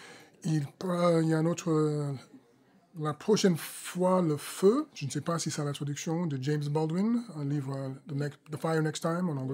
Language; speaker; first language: French; non-native, fluent; English